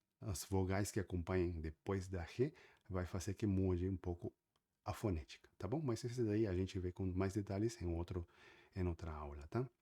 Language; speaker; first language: Portuguese; non-native, fluent; Spanish